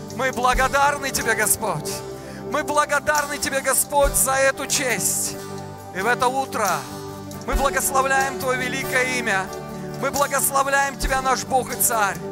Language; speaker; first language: Russian; native; Russian